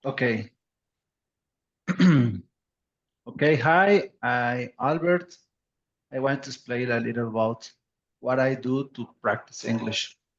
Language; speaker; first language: English; non-native, learner; Spanish